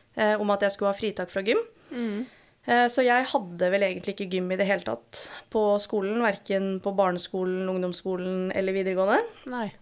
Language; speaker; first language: Norwegian; native; Norwegian